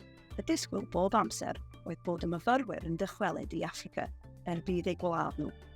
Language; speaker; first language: Welsh; native; Welsh